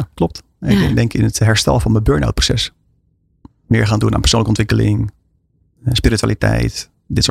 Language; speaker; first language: Dutch; native; Dutch